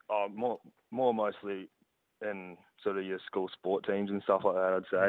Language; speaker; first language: English; native; English